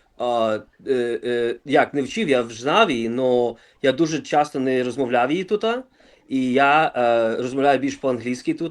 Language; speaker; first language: Ukrainian; early bilingual, other home language; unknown